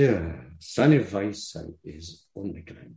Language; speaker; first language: German; non-native, fluent; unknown